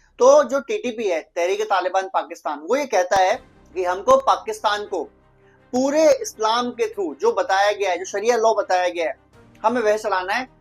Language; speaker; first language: Hindi; native; Hindi